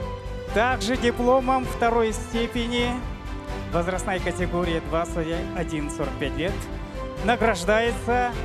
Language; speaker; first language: Russian; native; Russian